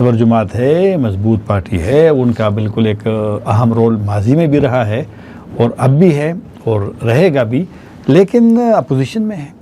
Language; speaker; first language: Urdu; non-native, local second language; Pashto